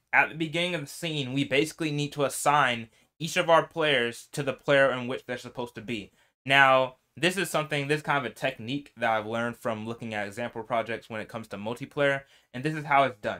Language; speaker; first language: English; native; English